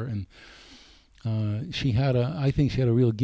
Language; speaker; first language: English; non-native, fluent; Hebrew